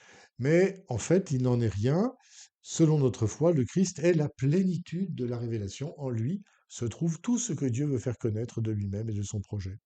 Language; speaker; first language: French; native; French